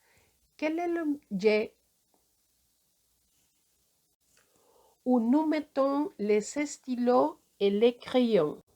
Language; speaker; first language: French; non-native, fluent; Spanish